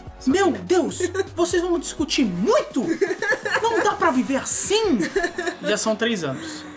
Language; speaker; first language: Portuguese; native; Portuguese